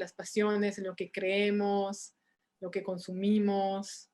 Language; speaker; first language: Spanish; native; Spanish